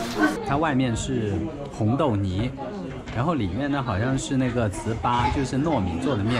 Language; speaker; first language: Chinese; native; Chinese